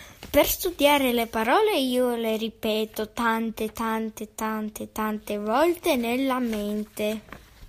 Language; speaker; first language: Italian; early bilingual, other home language; Russian